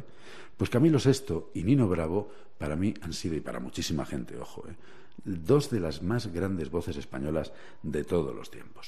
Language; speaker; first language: Spanish; native; Spanish